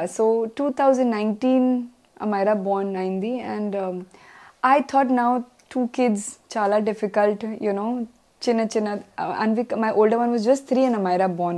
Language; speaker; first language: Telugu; non-native, learner; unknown